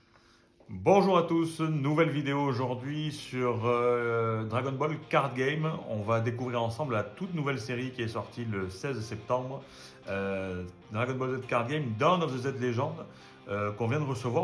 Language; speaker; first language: French; native; French